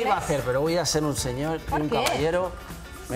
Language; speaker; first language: Spanish; native; Spanish